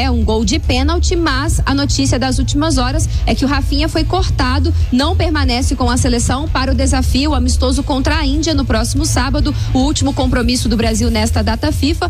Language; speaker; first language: Portuguese; native; Portuguese